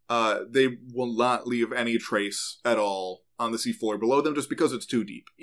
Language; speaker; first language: English; native; English